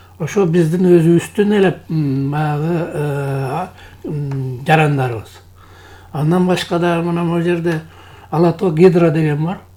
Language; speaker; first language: Kyrgyz; native; Kyrgyz